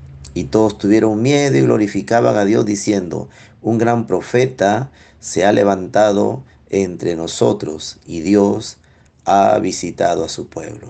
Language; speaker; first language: Spanish; native; Spanish